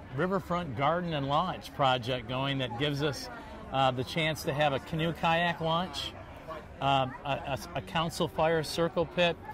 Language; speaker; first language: English; native; English